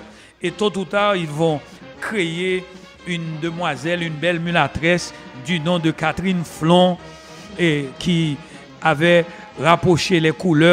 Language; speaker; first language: French; non-native, local second language; Haitian Creole